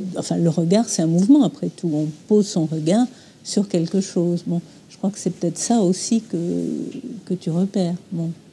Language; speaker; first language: French; early bilingual, other home language; English